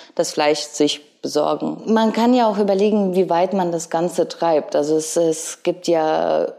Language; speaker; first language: German; early bilingual, other home language; Ukrainian